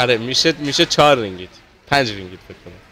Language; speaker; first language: Persian; non-native, learner; Chinese